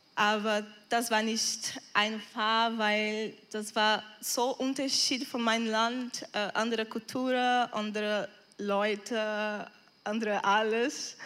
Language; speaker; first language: German; non-native, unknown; Portuguese